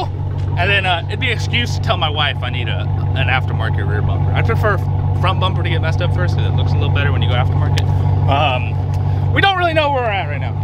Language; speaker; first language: English; native; English